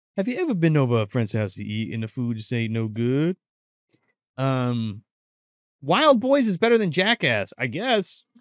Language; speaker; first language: English; early bilingual, other home language; Italian